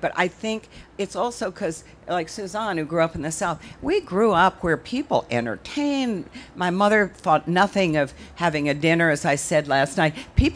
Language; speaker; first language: English; native; English